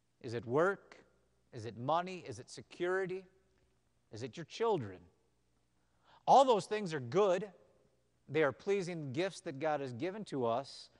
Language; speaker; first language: English; native; English